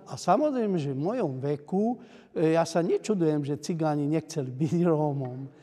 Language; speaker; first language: Slovak; non-native, local second language; Hungarian